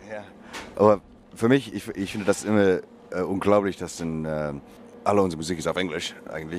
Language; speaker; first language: German; non-native, learner; English